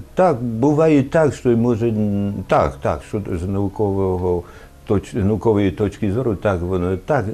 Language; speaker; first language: Ukrainian; non-native, fluent; French